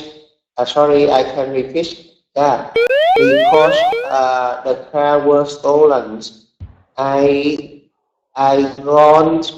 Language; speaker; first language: English; non-native, learner; Vietnamese